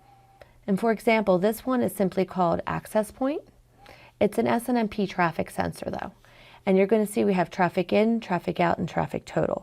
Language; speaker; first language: English; native; English